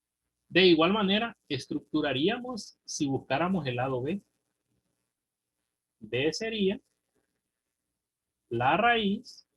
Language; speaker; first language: Spanish; native; Spanish